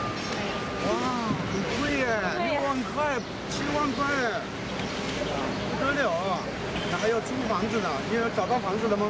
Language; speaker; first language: Chinese; native; Chinese